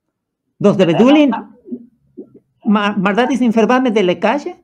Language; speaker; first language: Dutch; non-native, fluent; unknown